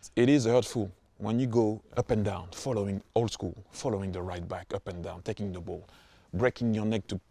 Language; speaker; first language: English; non-native, fluent; French